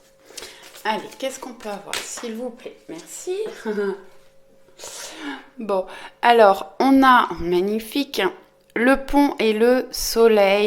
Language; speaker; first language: French; native; French